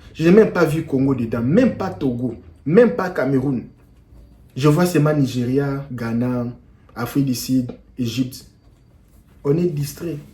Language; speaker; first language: French; non-native, local second language; Lingala